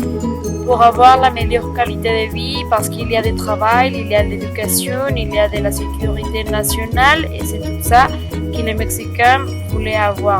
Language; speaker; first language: French; non-native, learner; Spanish